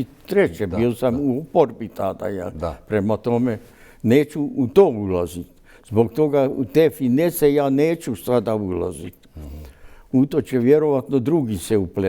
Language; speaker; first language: Croatian; native; Croatian